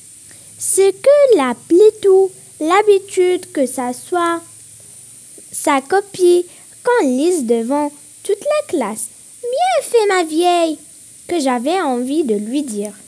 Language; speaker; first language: French; non-native, local second language; Arabic